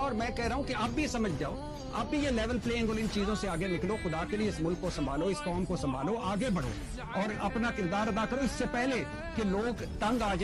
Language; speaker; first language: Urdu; non-native, local second language; Punjabi